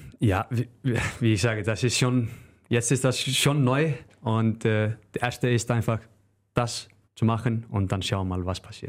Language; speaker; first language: German; non-native, learner; Icelandic